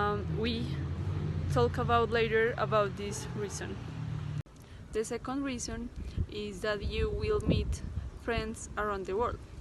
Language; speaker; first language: English; non-native, learner; Spanish